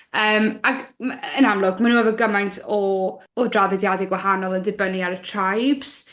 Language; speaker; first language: Welsh; native; Welsh